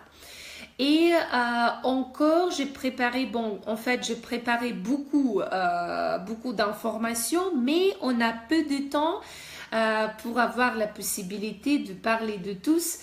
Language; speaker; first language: French; non-native, fluent; Russian